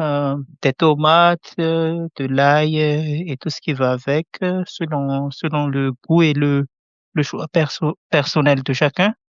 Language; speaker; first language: French; non-native, local second language; Malagasy